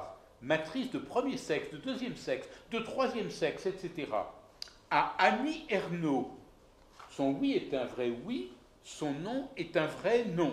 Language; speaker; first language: French; native; French